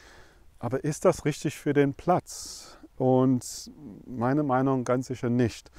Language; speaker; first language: German; non-native, fluent; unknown